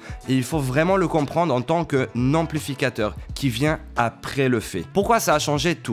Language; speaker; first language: French; native; French